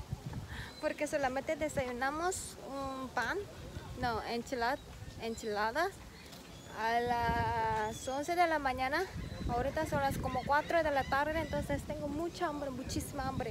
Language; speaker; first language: Spanish; non-native, fluent; Korean